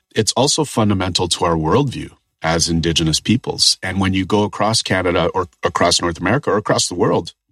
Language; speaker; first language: English; native; English